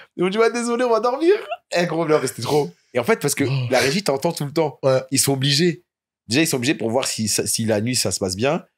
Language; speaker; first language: French; native; French